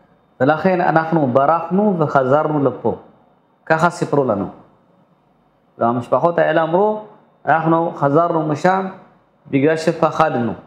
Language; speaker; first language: Hebrew; non-native, fluent; Amharic